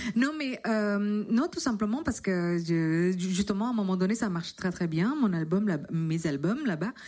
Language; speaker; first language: French; non-native, fluent; Indonesian